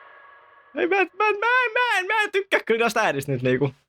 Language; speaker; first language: Finnish; native; Finnish